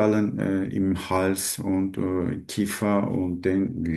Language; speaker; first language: German; non-native, learner; Turkish